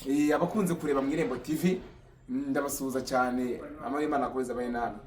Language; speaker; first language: Kinyarwanda; early bilingual, heritage; Kinyarwanda